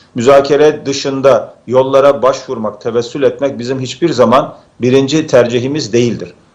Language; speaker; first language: Turkish; native; Turkish